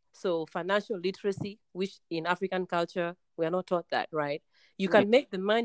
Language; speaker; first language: English; non-native, local second language; Luo (Kenya and Tanzania)